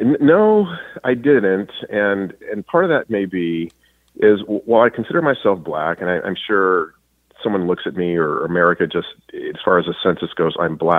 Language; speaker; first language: English; native; English